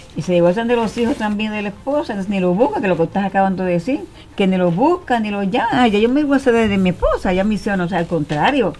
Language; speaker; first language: Spanish; early bilingual, heritage; Spanish